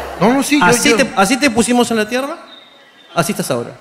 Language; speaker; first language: Spanish; native; Spanish